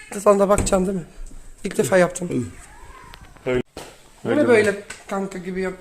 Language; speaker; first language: Turkish; non-native, learner; Dutch